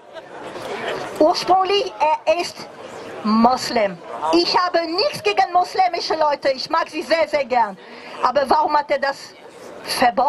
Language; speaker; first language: German; non-native, fluent; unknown